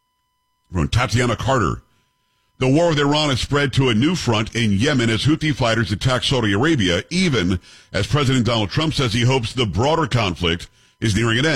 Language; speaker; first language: English; native; English